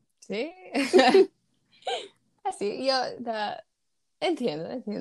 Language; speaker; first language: Spanish; non-native, learner; English